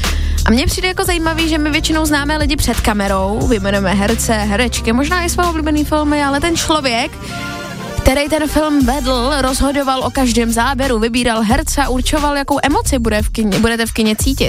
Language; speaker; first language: Czech; native; Czech